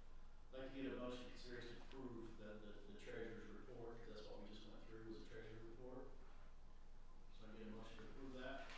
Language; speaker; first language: English; native; English